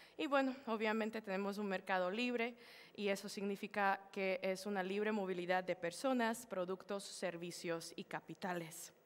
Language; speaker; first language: Spanish; non-native, fluent; Slovak